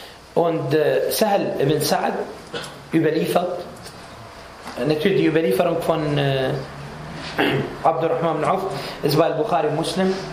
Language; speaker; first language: German; non-native, fluent; Arabic